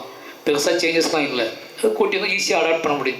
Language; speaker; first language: Tamil; native; Tamil